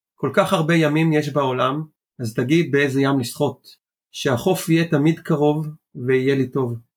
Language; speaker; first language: Hebrew; early bilingual, other home language; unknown